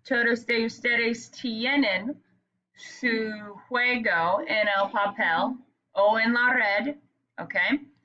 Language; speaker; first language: Spanish; non-native, fluent; English